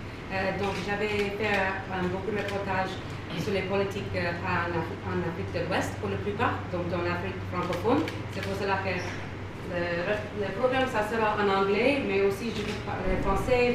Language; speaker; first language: French; non-native, fluent; English